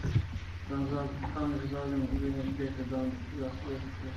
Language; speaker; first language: German; non-native, learner; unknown